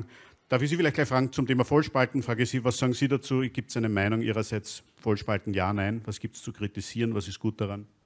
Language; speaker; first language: German; native; German